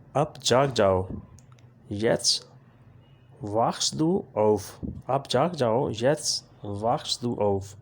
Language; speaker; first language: Urdu; native; Urdu